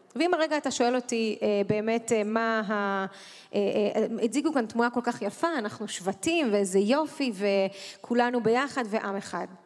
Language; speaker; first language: Hebrew; early bilingual, other home language; Russian